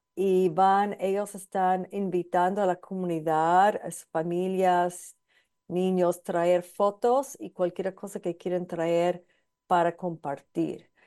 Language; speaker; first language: Spanish; non-native, fluent; English